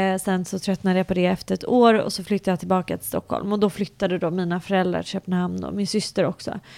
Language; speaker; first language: Swedish; early bilingual, other home language; English